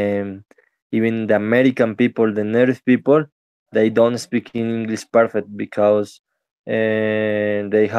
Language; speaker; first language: English; non-native, learner; Spanish